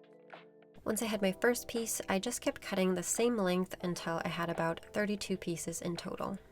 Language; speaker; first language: English; native; English